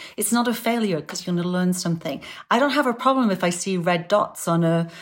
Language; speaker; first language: English; native; English